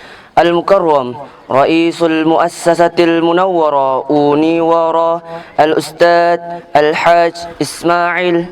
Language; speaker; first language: Arabic; non-native, learner; Indonesian